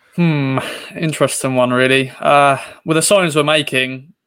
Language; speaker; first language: English; native; English